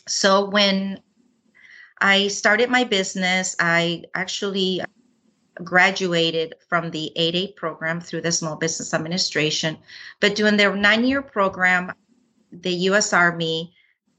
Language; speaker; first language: English; non-native, fluent; Spanish